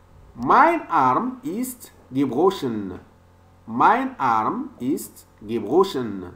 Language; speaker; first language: German; non-native, learner; French